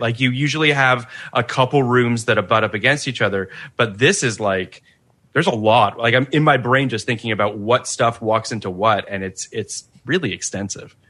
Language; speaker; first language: English; native; English